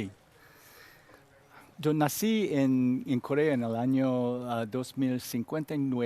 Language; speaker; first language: Spanish; non-native, learner; Korean